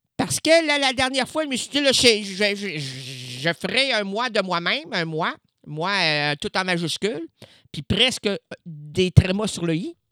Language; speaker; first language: French; native; French